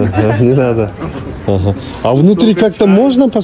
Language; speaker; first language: Russian; non-native, local second language; Kazakh